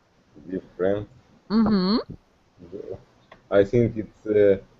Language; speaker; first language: English; non-native, learner; Russian